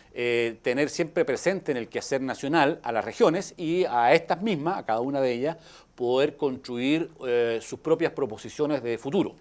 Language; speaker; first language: Spanish; native; Spanish